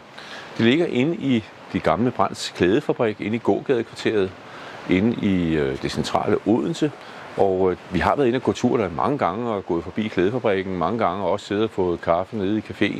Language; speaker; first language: Danish; native; Danish